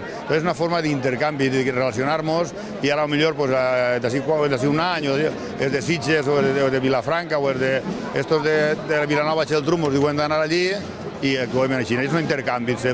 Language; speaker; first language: Catalan; native; Catalan